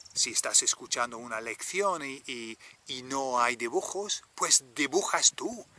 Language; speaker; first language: Spanish; non-native, fluent; English